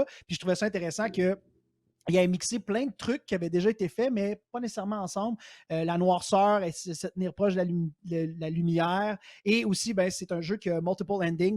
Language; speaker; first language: French; native; French